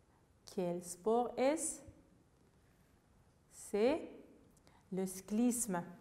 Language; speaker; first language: French; non-native, fluent; Uzbek